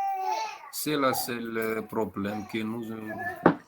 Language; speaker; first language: French; non-native, local second language; Malagasy